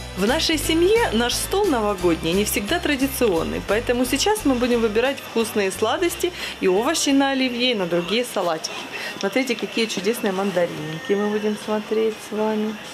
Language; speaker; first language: Russian; native; Russian